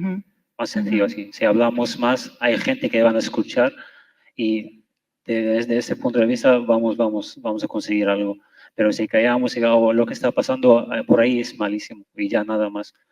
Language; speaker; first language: Spanish; non-native, fluent; Arabic